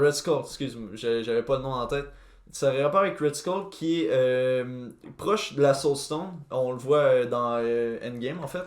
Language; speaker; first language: French; native; French